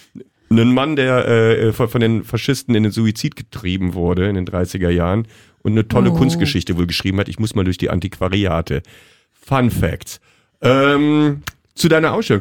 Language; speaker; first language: German; native; German